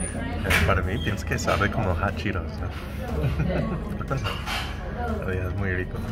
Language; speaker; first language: Spanish; non-native, learner; English